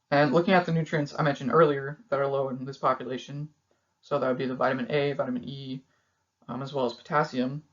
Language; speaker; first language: English; native; English